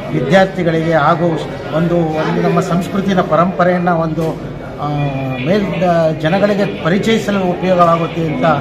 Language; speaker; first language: Kannada; native; Kannada